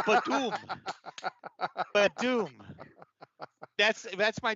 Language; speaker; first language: English; native; English